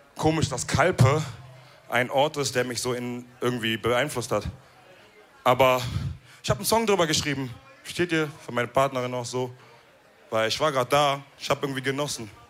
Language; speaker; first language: German; early bilingual, other home language; Wolof